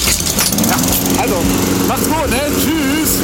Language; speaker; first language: German; native; German